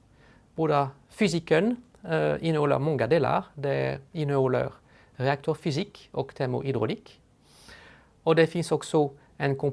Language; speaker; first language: Swedish; non-native, fluent; French